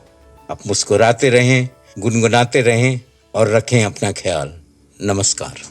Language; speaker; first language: Hindi; native; Hindi